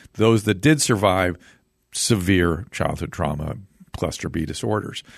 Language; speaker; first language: English; native; English